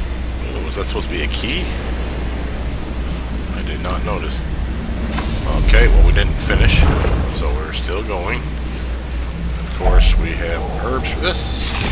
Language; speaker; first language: English; native; English